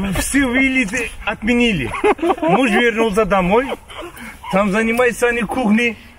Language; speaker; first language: Russian; non-native, local second language; Uzbek